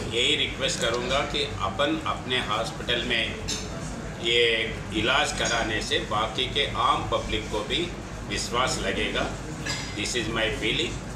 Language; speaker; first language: Hindi; non-native, local second language; Telugu